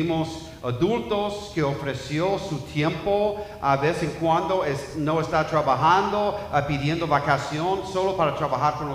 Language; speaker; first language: Spanish; non-native, fluent; English